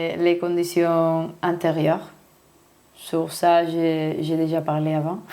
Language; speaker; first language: French; non-native, learner; Spanish